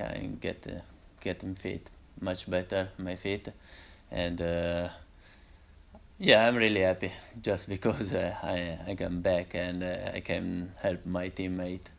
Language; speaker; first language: English; non-native, learner; Italian